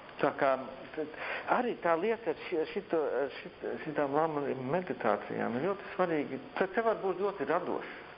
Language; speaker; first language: Latvian; early bilingual, heritage; Latvian